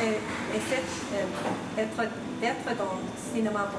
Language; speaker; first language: French; non-native, fluent; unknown